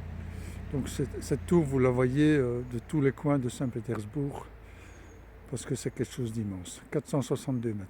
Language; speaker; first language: French; native; French